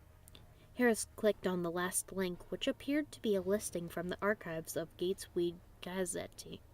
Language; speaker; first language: English; native; English